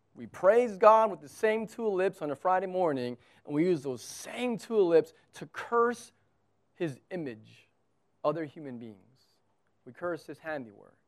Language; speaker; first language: English; native; English